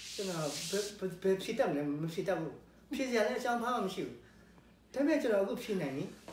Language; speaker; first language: Burmese; non-native, local second language; S'gaw Karen